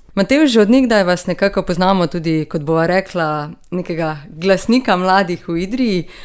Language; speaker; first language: Slovenian; native; Slovenian